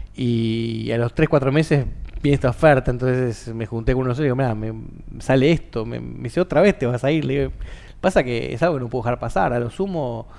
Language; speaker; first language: Spanish; native; Spanish